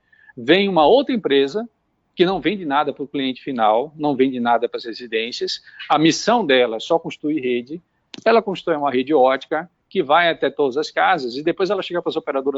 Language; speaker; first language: Portuguese; native; Portuguese